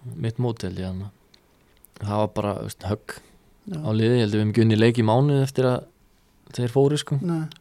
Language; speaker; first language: Icelandic; early bilingual, other home language; Serbian